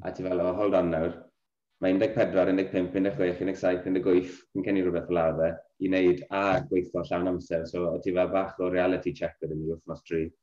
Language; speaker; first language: Welsh; native; Welsh